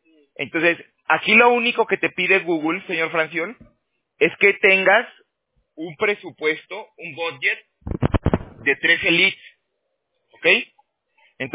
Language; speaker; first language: Spanish; native; Spanish